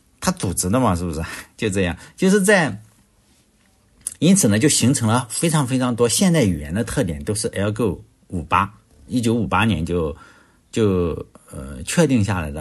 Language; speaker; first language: Chinese; native; Chinese